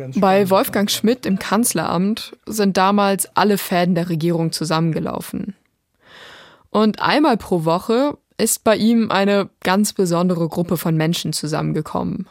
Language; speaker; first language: German; native; German